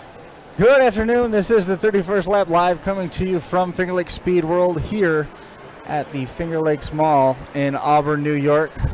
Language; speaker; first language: English; native; English